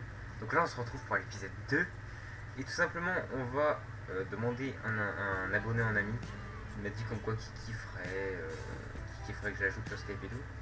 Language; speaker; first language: French; native; French